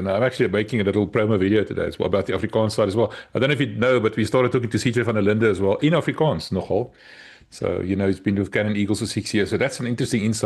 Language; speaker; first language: English; non-native, local second language; Afrikaans